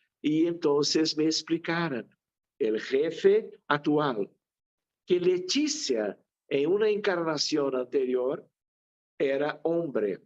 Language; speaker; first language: Spanish; non-native, fluent; Portuguese